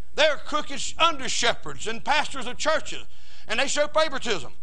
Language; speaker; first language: English; native; English